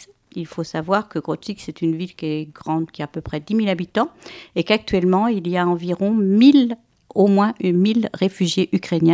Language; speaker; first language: French; native; French